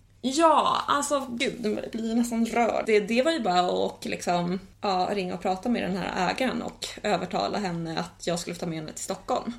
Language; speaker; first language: Swedish; native; Swedish